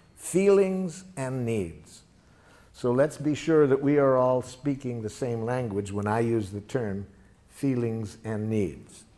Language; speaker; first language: English; native; English